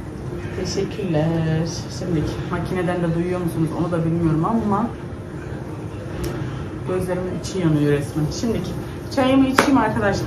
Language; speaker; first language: Turkish; native; Turkish